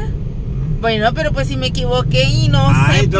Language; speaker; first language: Spanish; native; Spanish